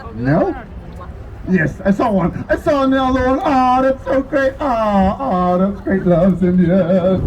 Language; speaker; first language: English; non-native, fluent; Danish